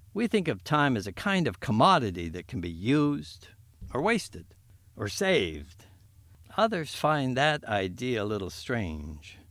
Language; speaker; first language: English; native; English